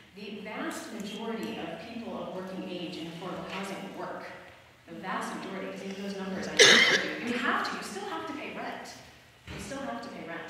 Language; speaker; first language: English; native; English